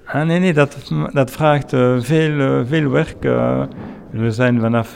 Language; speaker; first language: Dutch; non-native, local second language; French